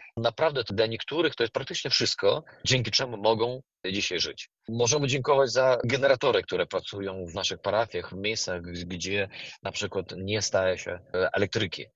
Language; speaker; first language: Polish; non-native, fluent; Ukrainian